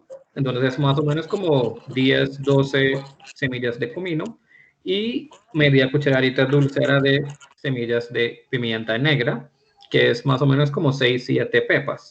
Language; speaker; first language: Spanish; non-native, fluent; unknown